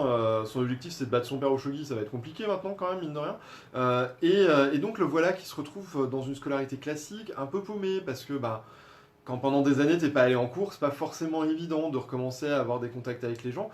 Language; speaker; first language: French; native; French